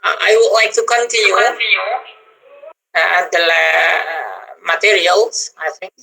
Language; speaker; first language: English; non-native, fluent; Indonesian